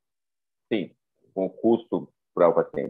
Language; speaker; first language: Spanish; non-native, fluent; Portuguese